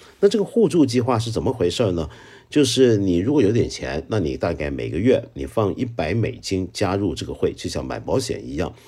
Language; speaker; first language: Chinese; non-native, local second language; Cantonese